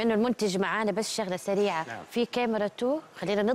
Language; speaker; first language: Arabic; native; Arabic